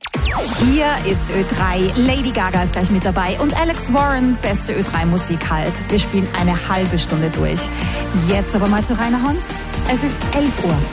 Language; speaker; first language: German; native; German